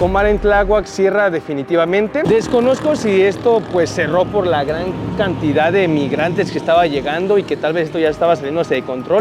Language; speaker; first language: Spanish; native; Spanish